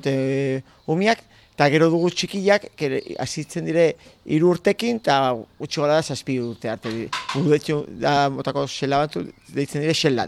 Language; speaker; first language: Basque; native; Basque